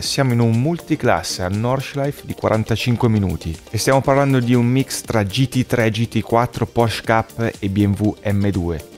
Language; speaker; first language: Italian; native; Italian